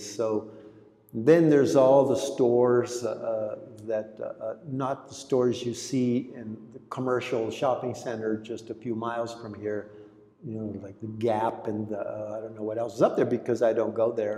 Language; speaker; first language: English; early bilingual, other home language; Greek